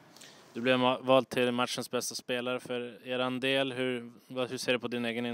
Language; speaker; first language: Swedish; native; Swedish